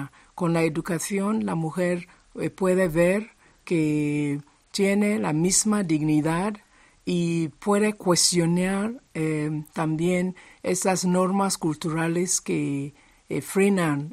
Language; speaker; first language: Spanish; non-native, fluent; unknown